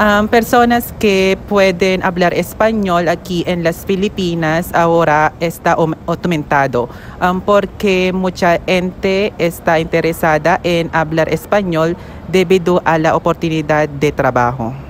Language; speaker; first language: Spanish; non-native, learner; Filipino